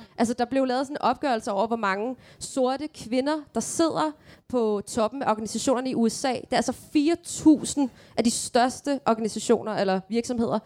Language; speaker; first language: Danish; early bilingual, other home language; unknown